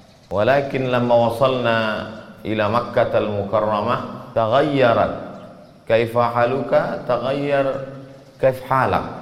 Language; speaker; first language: Arabic; non-native, fluent; Indonesian